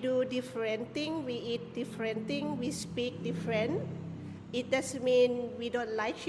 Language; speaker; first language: English; non-native, learner; Thai